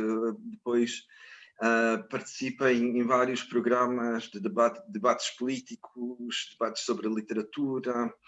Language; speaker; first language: Portuguese; non-native, fluent; Croatian